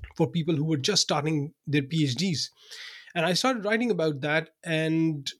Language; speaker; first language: English; non-native, local second language; Urdu